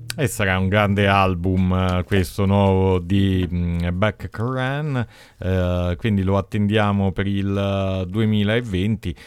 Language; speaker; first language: Italian; native; Italian